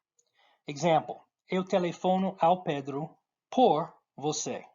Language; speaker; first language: Portuguese; non-native, fluent; English